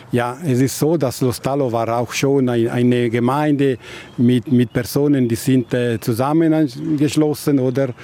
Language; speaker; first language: German; non-native, local second language; Italian